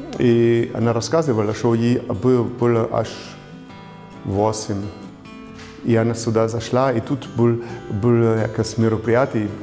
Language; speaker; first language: Ukrainian; non-native, fluent; German